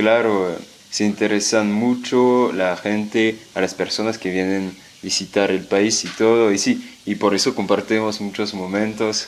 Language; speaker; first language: Spanish; non-native, fluent; French